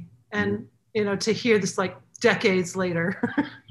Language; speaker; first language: English; native; English